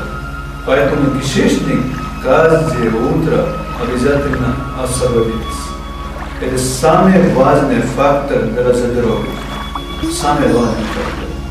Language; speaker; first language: Russian; non-native, learner; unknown